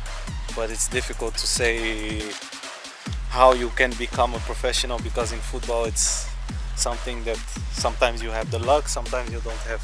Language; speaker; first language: English; non-native, learner; Portuguese